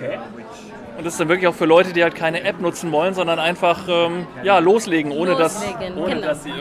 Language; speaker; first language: German; native; German